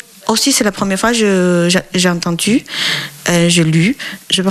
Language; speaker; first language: French; non-native, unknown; Chinese